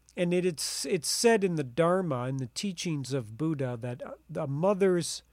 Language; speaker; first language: English; native; English